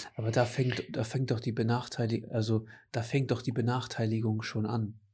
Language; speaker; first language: German; early bilingual, other home language; Portuguese